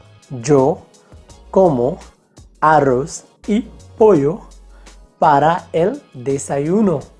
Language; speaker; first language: Spanish; non-native, fluent; Hindi